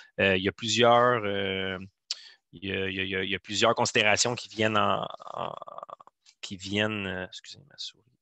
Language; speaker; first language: French; native; French